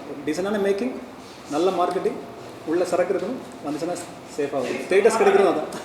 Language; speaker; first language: Tamil; native; Tamil